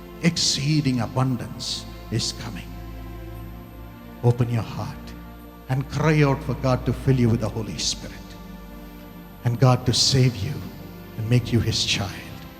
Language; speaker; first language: English; non-native, local second language; Tamil